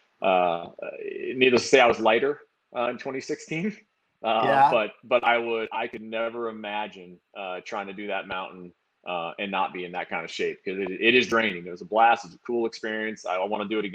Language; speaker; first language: English; native; English